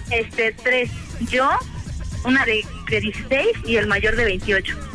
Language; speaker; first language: Spanish; native; Spanish